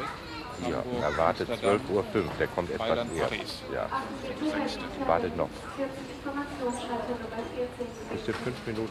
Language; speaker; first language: German; native; German